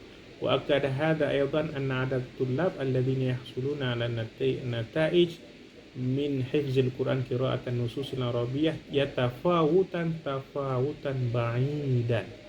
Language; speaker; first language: Arabic; non-native, fluent; Indonesian